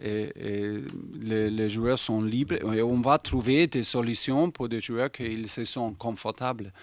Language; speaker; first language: French; non-native, fluent; German